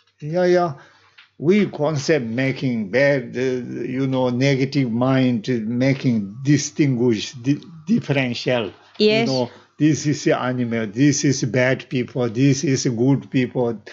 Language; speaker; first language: English; non-native, learner; Tibetan